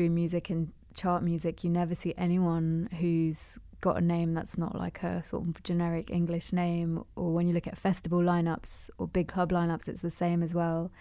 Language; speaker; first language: English; native; English